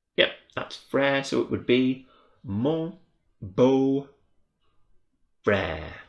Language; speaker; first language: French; non-native, fluent; English